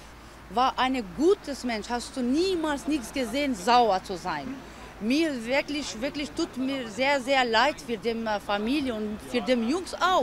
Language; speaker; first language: German; non-native, learner; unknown